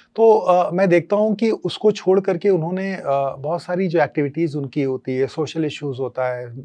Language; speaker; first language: Hindi; native; Hindi